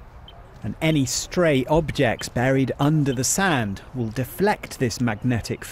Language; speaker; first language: English; native; English